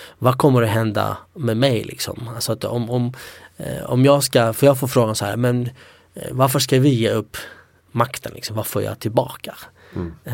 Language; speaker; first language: Swedish; early bilingual, other home language; Kurdish